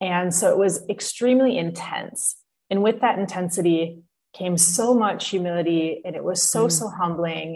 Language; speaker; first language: English; native; English